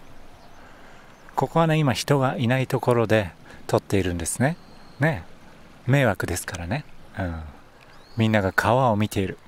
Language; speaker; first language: Japanese; native; Japanese